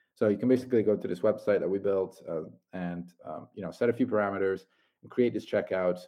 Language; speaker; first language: English; non-native, fluent; Italian